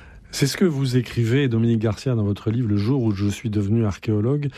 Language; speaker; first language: French; native; French